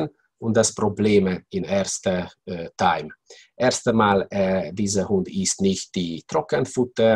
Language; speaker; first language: German; non-native, learner; Hungarian